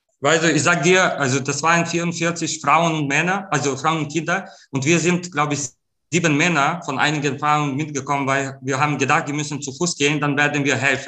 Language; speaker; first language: German; non-native, fluent; Ukrainian